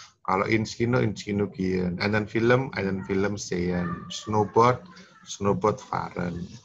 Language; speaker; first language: German; non-native, fluent; Indonesian